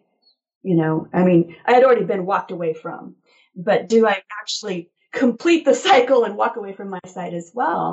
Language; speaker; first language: English; native; English